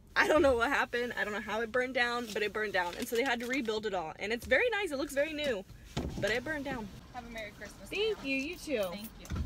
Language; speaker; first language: English; native; English